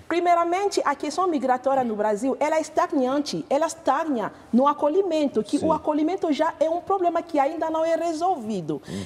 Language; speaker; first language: Portuguese; non-native, fluent; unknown